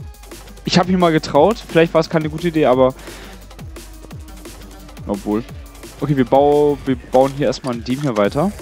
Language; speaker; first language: German; native; German